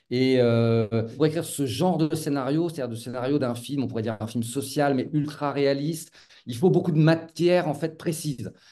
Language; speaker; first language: French; native; French